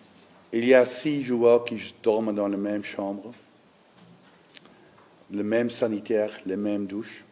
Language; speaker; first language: French; non-native, fluent; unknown